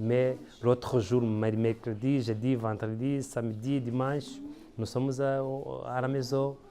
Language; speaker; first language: French; non-native, learner; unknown